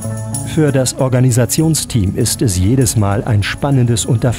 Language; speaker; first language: German; native; German